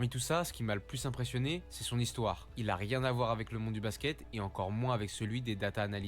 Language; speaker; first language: French; native; French